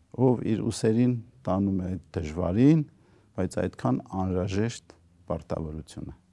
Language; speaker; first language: Armenian; native; Armenian